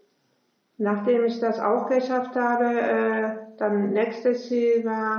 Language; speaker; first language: German; non-native, fluent; Turkish